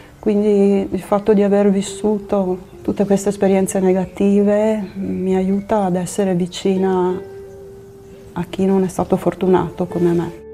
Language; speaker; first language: Italian; native; Italian